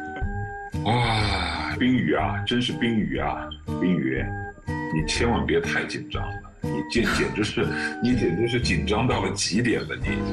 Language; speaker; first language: Chinese; native; Chinese